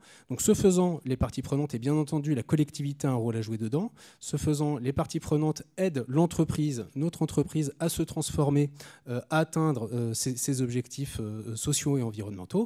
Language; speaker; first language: French; native; French